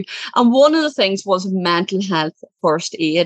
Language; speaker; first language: English; native; English